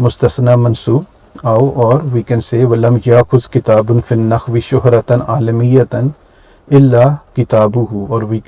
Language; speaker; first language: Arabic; non-native, fluent; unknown